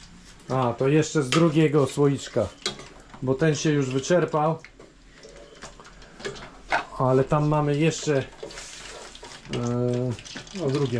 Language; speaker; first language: Polish; native; Polish